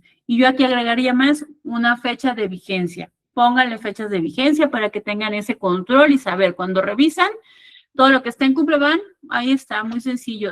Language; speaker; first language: Spanish; native; Spanish